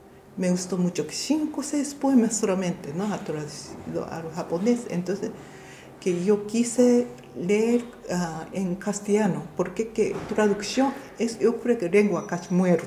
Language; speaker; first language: Spanish; non-native, fluent; Japanese